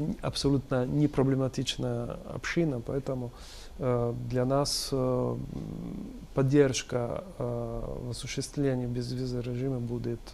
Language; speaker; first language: Russian; non-native, fluent; Italian